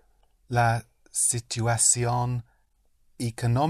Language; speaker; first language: Spanish; non-native, learner; English